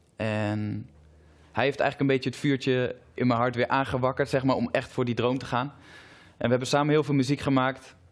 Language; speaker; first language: Dutch; native; Dutch